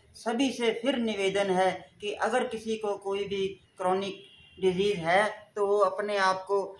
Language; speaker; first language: Hindi; native; Hindi